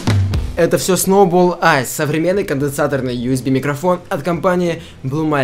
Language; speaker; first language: Russian; native; Russian